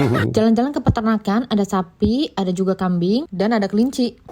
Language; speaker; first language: Indonesian; native; Indonesian